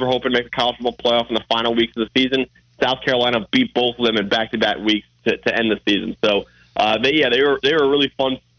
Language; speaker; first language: English; native; English